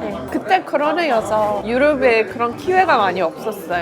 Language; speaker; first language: Korean; non-native, fluent; English